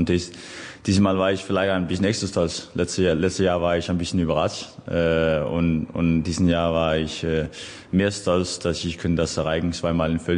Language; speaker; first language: German; non-native, fluent; Danish